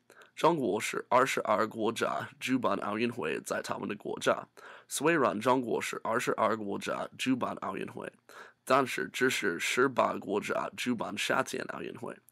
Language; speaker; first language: Chinese; non-native, learner; English